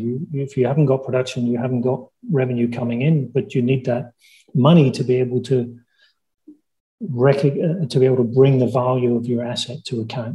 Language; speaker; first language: English; native; English